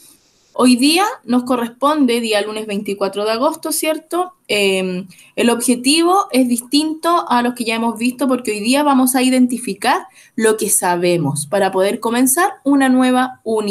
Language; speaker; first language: Spanish; native; Spanish